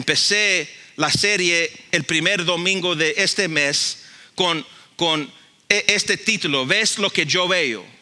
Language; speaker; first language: Spanish; early bilingual, heritage; Spanish